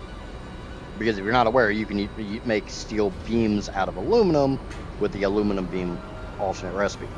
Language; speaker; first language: English; native; English